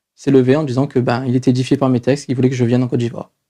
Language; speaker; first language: French; native; French